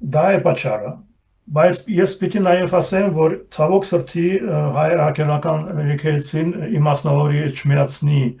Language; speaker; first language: Armenian; non-native, fluent; German